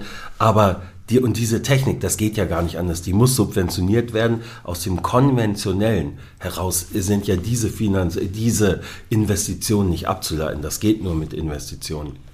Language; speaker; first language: German; native; German